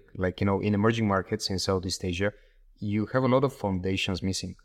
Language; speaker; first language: English; non-native, fluent; Bulgarian